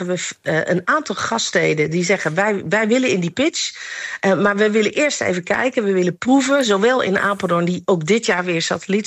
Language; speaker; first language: Dutch; non-native, fluent; Nepali